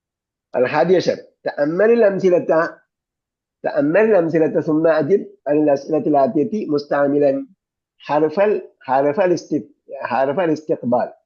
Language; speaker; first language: Arabic; non-native, fluent; Malayalam